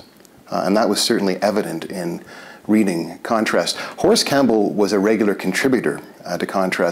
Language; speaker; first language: English; native; English